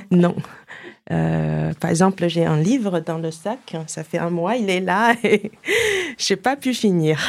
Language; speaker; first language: French; non-native, fluent; Chinese